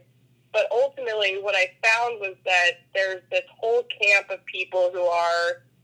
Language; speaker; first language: English; native; English